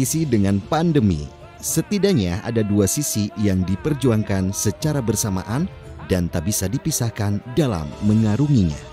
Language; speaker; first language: Indonesian; native; Indonesian